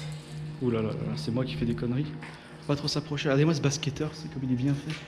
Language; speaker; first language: French; native; French